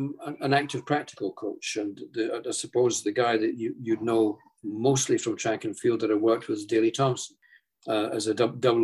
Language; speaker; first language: English; native; English